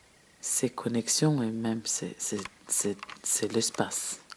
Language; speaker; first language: French; non-native, fluent; Portuguese